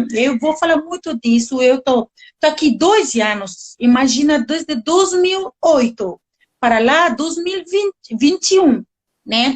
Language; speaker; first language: Portuguese; non-native, learner; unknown